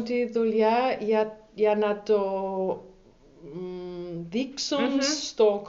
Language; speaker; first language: Greek; non-native, learner; German